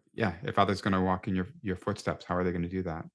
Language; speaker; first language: English; native; English